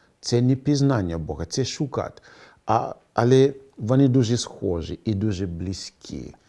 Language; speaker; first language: Ukrainian; non-native, fluent; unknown